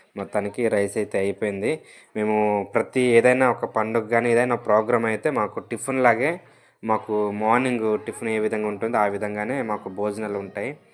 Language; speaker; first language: Telugu; native; Telugu